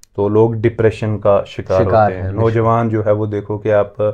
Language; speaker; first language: Hindi; native; Hindi